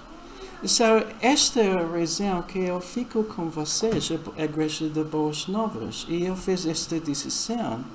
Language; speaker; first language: Portuguese; non-native, fluent; English